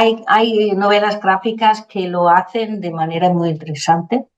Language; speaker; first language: Spanish; non-native, fluent; Danish